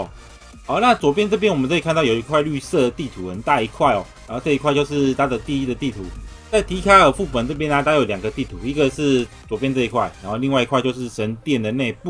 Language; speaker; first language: Chinese; native; Chinese